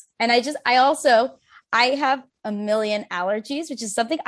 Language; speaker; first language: English; native; English